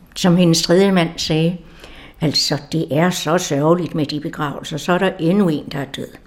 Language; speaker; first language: Danish; native; Danish